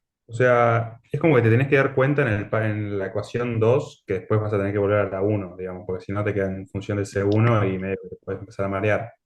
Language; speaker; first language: Spanish; native; Spanish